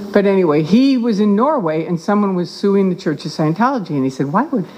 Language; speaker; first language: English; native; English